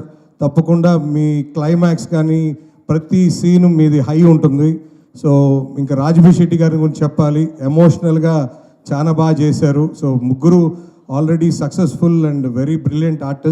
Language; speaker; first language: Telugu; native; Telugu